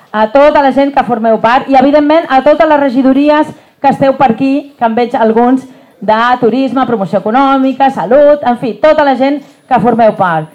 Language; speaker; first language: Catalan; native; Catalan